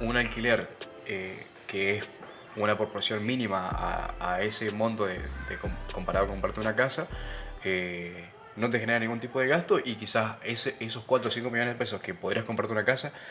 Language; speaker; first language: Spanish; native; Spanish